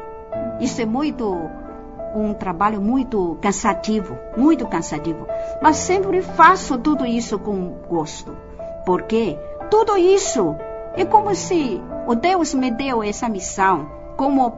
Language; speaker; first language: Portuguese; non-native, fluent; Chinese